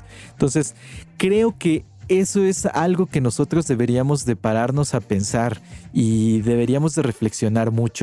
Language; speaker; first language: Spanish; native; Spanish